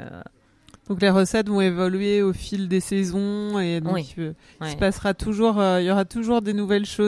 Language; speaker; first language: French; native; French